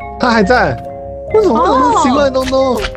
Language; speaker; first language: Chinese; native; Chinese